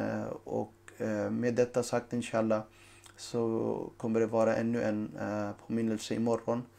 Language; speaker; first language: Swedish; non-native, fluent; Urdu